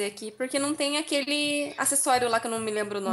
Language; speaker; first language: Portuguese; native; Portuguese